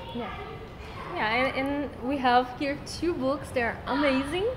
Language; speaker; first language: English; non-native, fluent; Portuguese